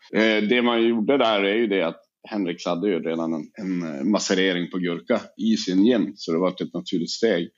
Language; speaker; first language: Swedish; native; Swedish